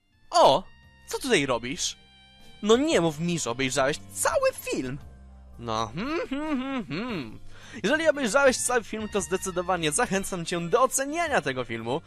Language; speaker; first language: Polish; native; Polish